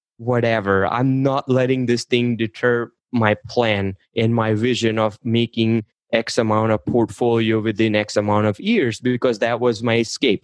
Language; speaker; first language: English; non-native, local second language; Gujarati